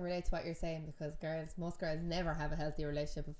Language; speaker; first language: English; native; English